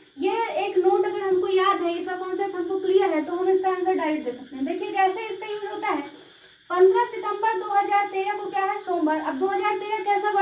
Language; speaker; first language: Hindi; native; Hindi